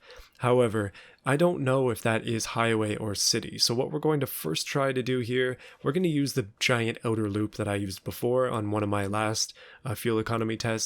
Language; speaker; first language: English; native; English